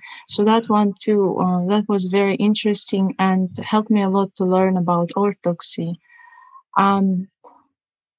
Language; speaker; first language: English; non-native, fluent; Russian